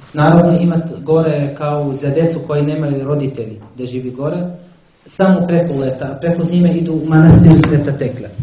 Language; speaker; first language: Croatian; non-native, learner; Arabic